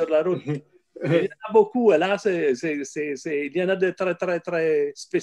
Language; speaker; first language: French; non-native, fluent; Italian